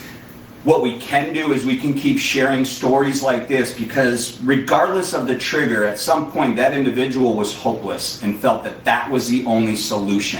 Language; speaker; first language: English; native; English